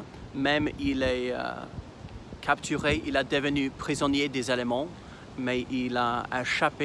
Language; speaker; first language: French; non-native, fluent; English